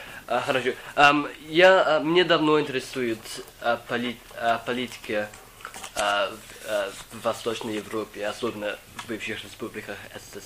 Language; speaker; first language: Russian; non-native, fluent; English